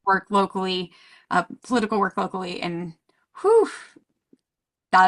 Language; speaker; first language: English; native; English